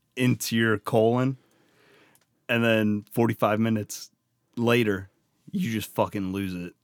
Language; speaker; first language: English; native; English